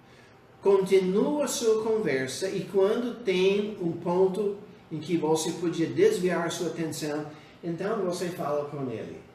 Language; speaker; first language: Portuguese; non-native, fluent; English